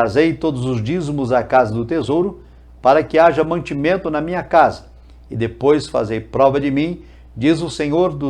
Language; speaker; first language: Portuguese; native; Portuguese